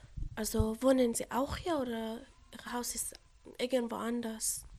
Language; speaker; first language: German; non-native, learner; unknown